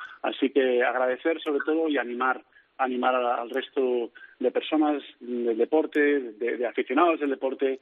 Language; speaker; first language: Spanish; native; Spanish